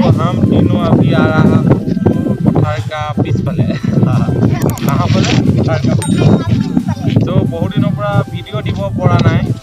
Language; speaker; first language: Hindi; non-native, local second language; Assamese